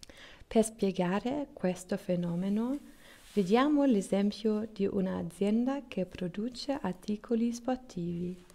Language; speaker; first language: Italian; non-native, learner; German